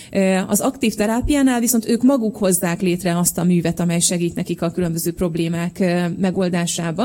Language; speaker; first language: Hungarian; native; Hungarian